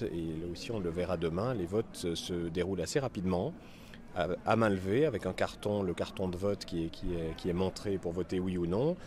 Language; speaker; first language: French; native; French